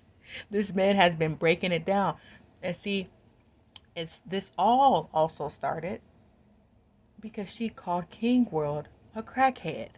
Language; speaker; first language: English; native; English